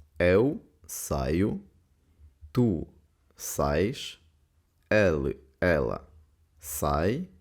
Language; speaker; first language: Portuguese; non-native, fluent; Ukrainian